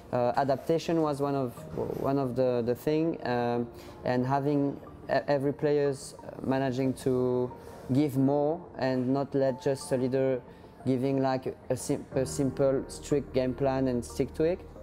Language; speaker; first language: English; non-native, fluent; French